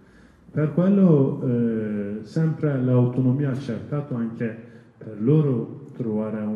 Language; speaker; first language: Italian; non-native, learner; Kurdish